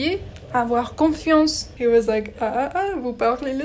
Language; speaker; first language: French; non-native, learner; English